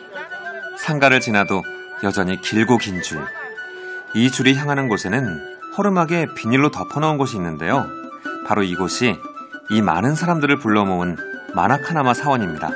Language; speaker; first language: Korean; native; Korean